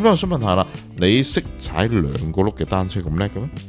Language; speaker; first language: Cantonese; native; Cantonese